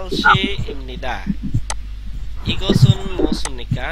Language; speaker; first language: Korean; non-native, fluent; Bangla